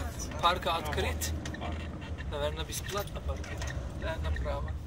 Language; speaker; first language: Russian; non-native, learner; Turkish